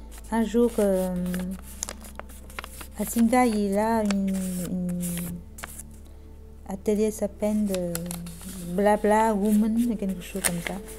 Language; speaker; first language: French; non-native, learner; Vietnamese